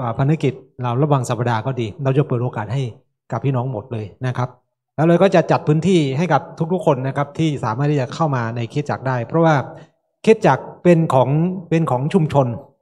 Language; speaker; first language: Thai; native; Thai